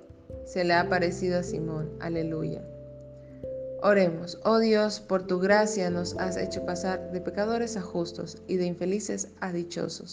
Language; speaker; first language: Spanish; native; Spanish